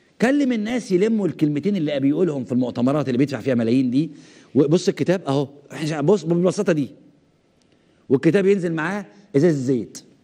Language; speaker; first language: Arabic; native; Arabic